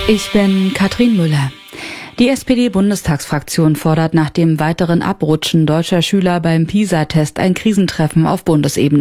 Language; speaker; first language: German; native; German